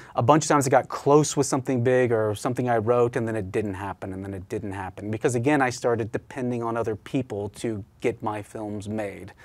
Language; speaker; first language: English; native; English